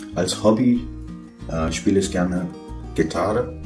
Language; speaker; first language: German; non-native, fluent; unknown